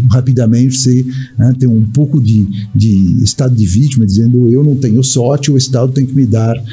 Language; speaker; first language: Portuguese; non-native, fluent; French